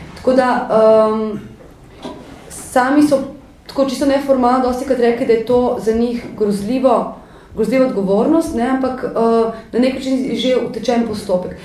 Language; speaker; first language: Slovenian; native; Slovenian